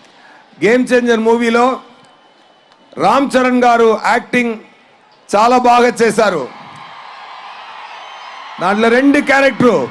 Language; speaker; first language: Telugu; non-native, learner; Tamil